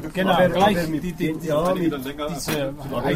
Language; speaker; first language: German; non-native, learner; Czech